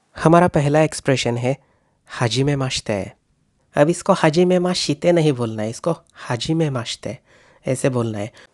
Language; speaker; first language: Hindi; non-native, local second language; Marathi